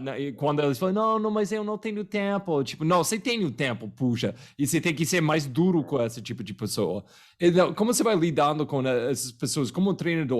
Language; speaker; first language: Portuguese; non-native, fluent; English